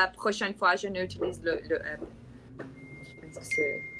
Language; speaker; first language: French; non-native, learner; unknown